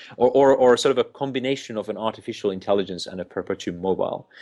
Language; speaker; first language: English; non-native, fluent; Finnish